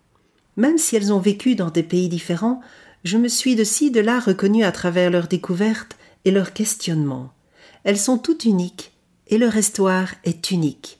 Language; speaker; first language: French; native; French